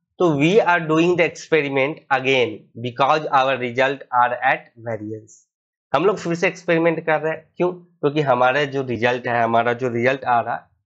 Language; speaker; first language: Hindi; native; Hindi